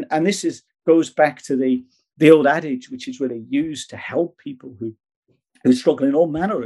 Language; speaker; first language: English; native; English